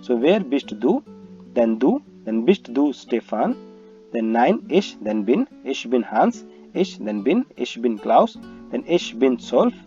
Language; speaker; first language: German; non-native, learner; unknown